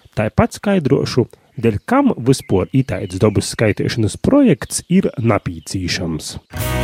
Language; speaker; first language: Latvian; native; Latvian